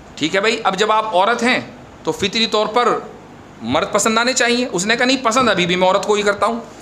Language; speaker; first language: Urdu; native; Urdu